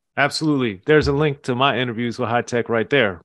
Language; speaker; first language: English; native; English